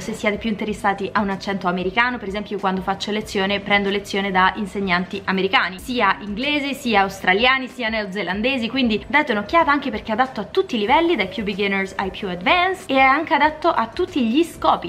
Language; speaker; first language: Italian; native; Italian